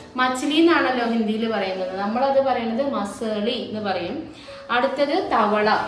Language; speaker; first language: Malayalam; non-native, local second language; Konkani